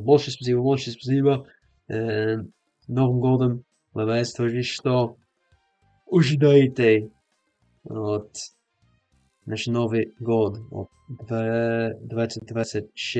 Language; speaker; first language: Russian; non-native, learner; English